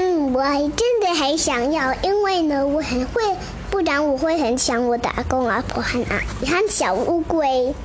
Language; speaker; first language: Chinese; early bilingual, heritage; Chinese